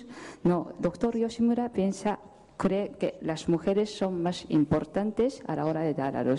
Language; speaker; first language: Spanish; non-native, fluent; Japanese